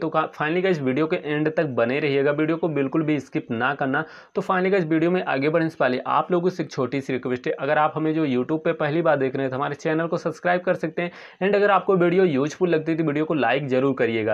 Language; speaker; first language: Hindi; native; Hindi